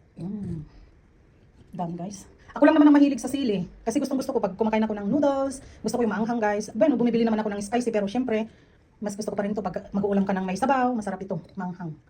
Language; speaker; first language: Filipino; non-native, local second language; Iloko